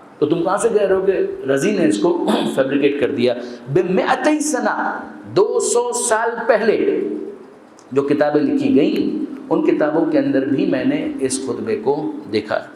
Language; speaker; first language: Urdu; non-native, local second language; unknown